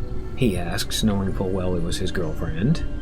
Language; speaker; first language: English; native; English